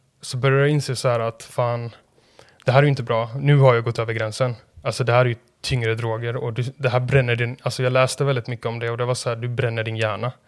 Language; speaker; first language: Swedish; native; Swedish